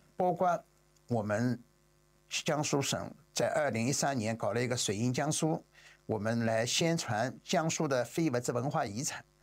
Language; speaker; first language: Chinese; native; Chinese